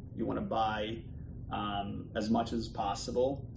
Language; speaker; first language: English; early bilingual, other home language; Bosnian